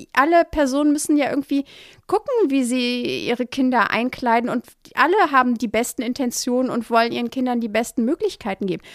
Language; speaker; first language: German; native; German